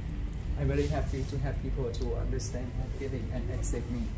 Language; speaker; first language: English; non-native, learner; Thai